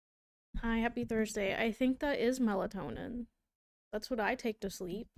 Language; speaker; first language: English; native; English